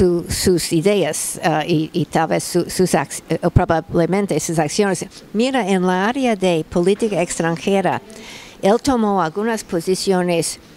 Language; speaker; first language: Spanish; non-native, fluent; English